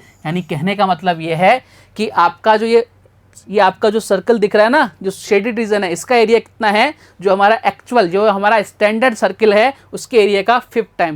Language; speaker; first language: Hindi; native; Hindi